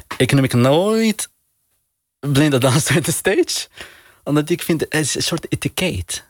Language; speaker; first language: Dutch; non-native, learner; Arabic